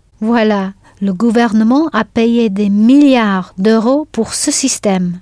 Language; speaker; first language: French; non-native, fluent; English